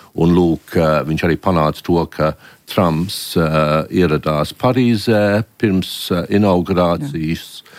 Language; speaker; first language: Latvian; early bilingual, heritage; Latvian